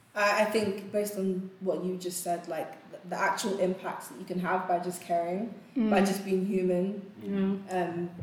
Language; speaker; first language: English; non-native, local second language; Akan